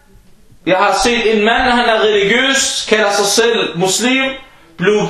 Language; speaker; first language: Danish; early bilingual, other home language; Arabic